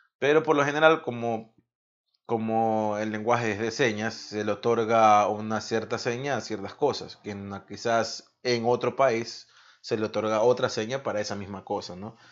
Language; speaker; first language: Spanish; native; Spanish